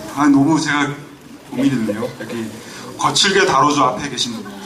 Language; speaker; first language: Korean; native; Korean